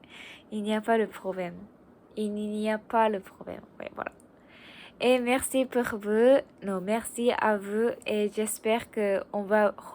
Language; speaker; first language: French; non-native, learner; Japanese